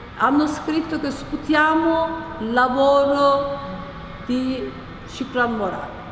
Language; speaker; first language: Italian; non-native, learner; Turkish